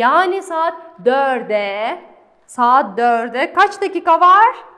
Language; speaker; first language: Turkish; non-native, fluent; Kazakh